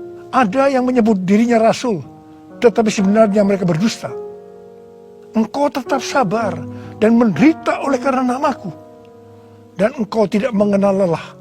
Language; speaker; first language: Indonesian; native; Indonesian